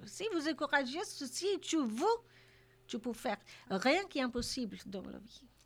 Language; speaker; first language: French; non-native, learner; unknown